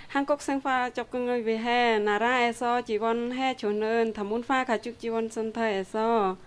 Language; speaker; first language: Korean; non-native, learner; Khmer